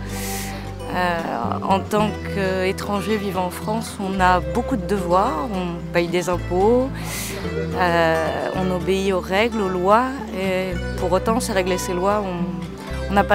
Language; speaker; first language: French; native; French